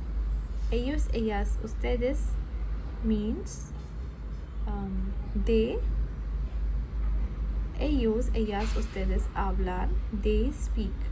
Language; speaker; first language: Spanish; non-native, fluent; Hindi